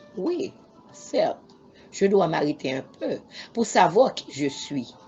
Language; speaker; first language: French; non-native, local second language; Haitian Creole